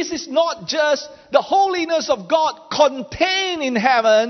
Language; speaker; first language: English; non-native, local second language; Chinese